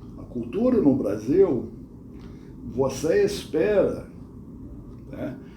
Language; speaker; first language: Portuguese; non-native, fluent; English